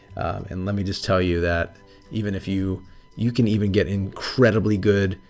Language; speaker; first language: English; native; English